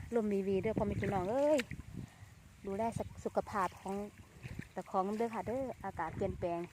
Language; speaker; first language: Thai; native; Thai